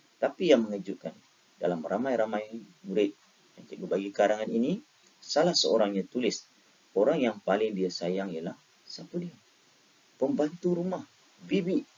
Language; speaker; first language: Malay; native; Malay